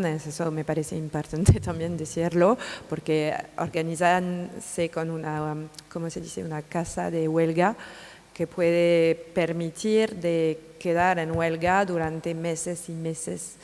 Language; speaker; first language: Spanish; non-native, learner; French